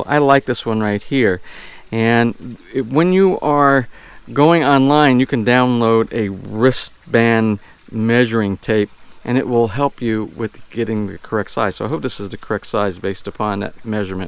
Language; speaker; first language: English; native; English